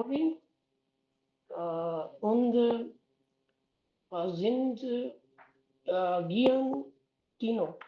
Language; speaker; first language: German; non-native, learner; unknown